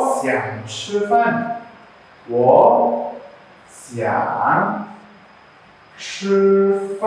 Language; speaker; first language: Chinese; non-native, fluent; Indonesian